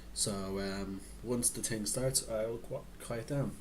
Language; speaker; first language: English; native; English